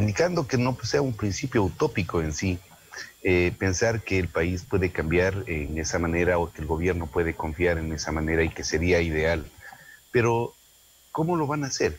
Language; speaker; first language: Spanish; native; Spanish